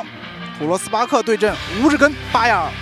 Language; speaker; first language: Chinese; native; Chinese